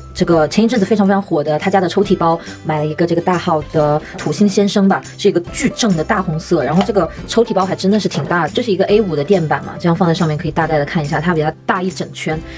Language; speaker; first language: Chinese; native; Chinese